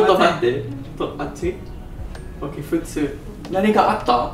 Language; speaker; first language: Japanese; non-native, learner; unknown